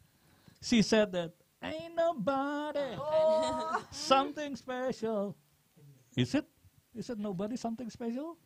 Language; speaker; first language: English; non-native, fluent; Indonesian